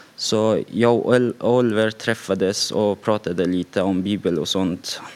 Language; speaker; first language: Swedish; non-native, fluent; Persian